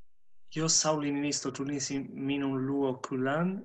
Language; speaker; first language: Finnish; non-native, learner; Italian